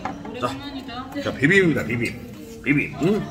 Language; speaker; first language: Korean; native; Korean